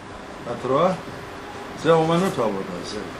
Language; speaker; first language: Hebrew; non-native, learner; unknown